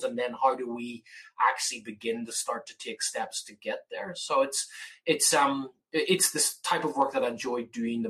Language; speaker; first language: English; native; English